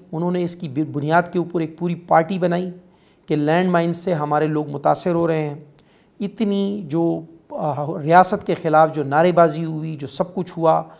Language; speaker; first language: Urdu; non-native, local second language; Pashto